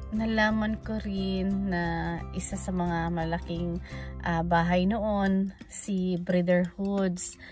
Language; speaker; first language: Filipino; non-native, local second language; Cebuano